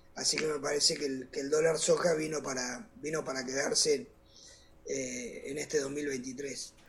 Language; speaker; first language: Spanish; native; Spanish